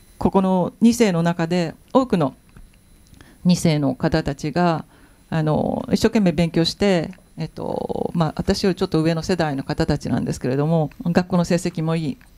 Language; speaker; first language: Japanese; native; Japanese